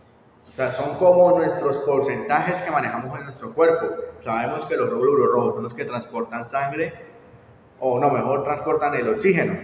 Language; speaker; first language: Spanish; native; Spanish